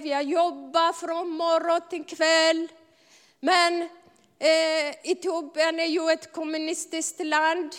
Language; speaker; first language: Swedish; non-native, fluent; Amharic